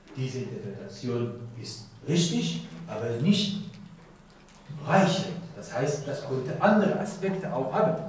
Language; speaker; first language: German; non-native, learner; Persian